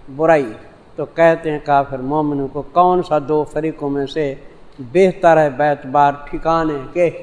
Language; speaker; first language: Urdu; non-native, local second language; Saraiki